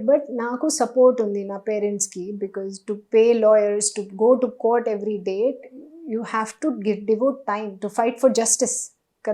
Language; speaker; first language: Telugu; non-native, learner; Hindi